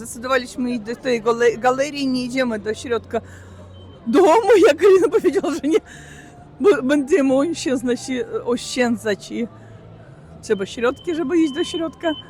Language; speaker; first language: Polish; non-native, learner; Russian